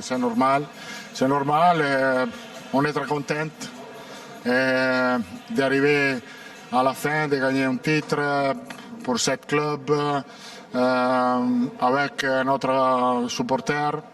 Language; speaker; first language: French; non-native, learner; Italian